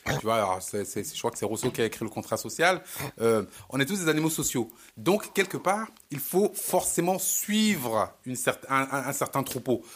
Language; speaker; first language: French; early bilingual, other home language; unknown